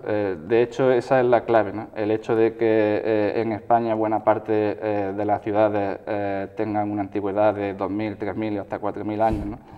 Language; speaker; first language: Spanish; native; Spanish